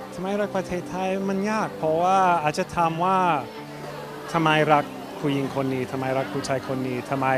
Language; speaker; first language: Thai; non-native, fluent; English